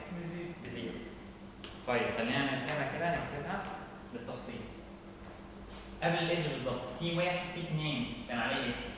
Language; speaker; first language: Arabic; native; Arabic